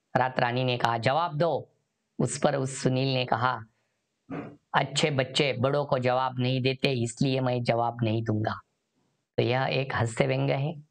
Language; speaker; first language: Hindi; non-native, local second language; Marathi